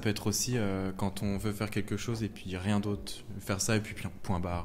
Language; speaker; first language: French; native; French